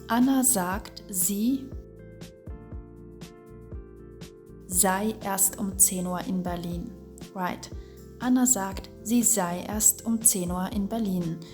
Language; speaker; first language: German; non-native, fluent; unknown